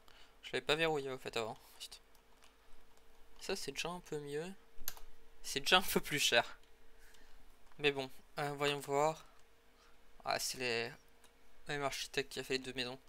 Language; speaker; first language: French; native; French